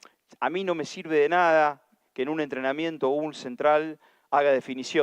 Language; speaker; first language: Spanish; native; Spanish